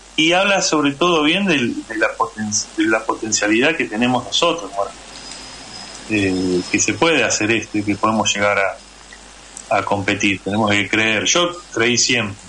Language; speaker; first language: Spanish; native; Spanish